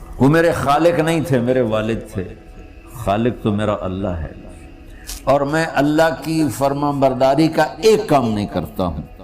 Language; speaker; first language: Urdu; non-native, local second language; Punjabi